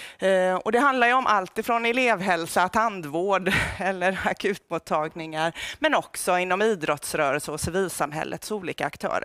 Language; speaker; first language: Swedish; native; Swedish